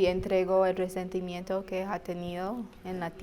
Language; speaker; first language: Spanish; non-native, fluent; English